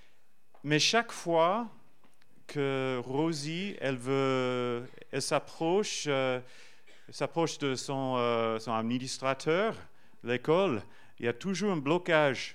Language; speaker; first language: French; non-native, fluent; English